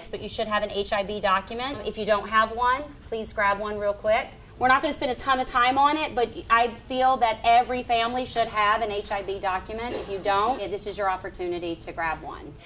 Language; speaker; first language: English; native; English